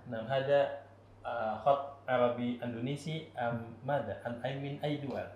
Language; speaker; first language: Arabic; non-native, learner; Indonesian